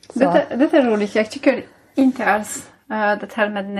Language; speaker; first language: Swedish; non-native, fluent; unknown